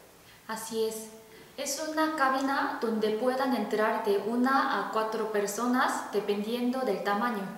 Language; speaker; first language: Spanish; non-native, fluent; Korean